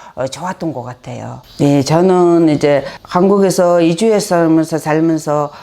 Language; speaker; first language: Korean; non-native, fluent; Mongolian